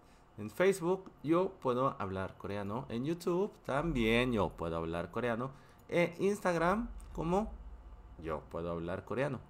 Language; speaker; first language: Spanish; non-native, fluent; Korean